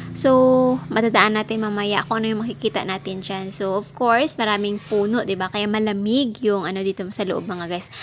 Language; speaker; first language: Filipino; non-native, local second language; Hiligaynon